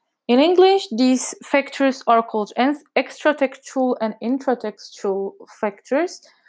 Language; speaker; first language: English; non-native, fluent; Czech